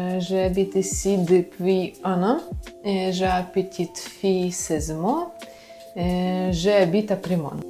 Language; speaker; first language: French; non-native, learner; Ukrainian